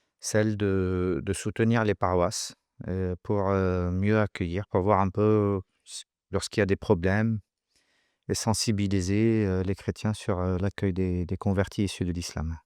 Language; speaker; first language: French; non-native, local second language; Arabic